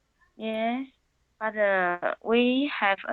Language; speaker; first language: English; non-native, learner; Chinese